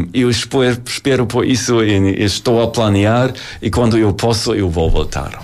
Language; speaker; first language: Portuguese; non-native, learner; German